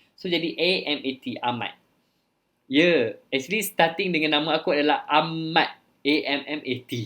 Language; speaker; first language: Malay; early bilingual, other home language; Thai